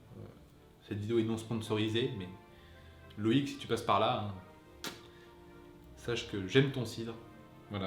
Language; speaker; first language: French; native; French